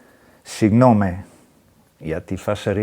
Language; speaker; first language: Greek; non-native, learner; English